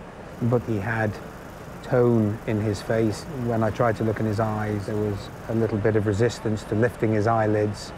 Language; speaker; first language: English; native; English